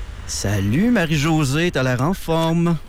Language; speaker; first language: French; native; French